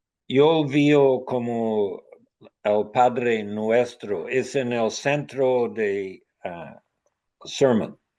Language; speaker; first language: Spanish; non-native, learner; English